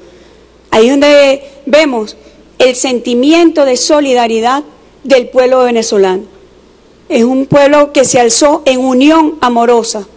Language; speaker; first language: Spanish; native; Spanish